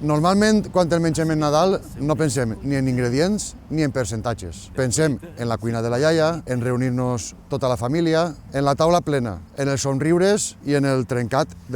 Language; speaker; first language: Catalan; native; Catalan